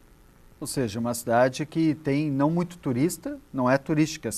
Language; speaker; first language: Portuguese; native; Portuguese